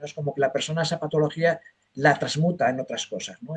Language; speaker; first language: Spanish; native; Spanish